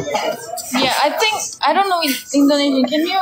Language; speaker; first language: English; non-native, fluent; Turkish